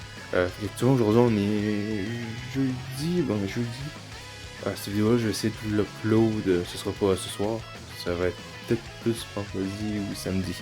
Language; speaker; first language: French; native; French